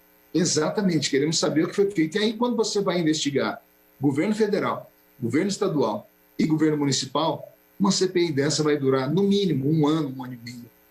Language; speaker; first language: Portuguese; native; Portuguese